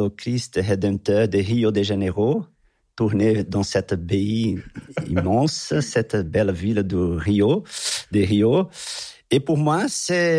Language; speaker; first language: French; non-native, fluent; Portuguese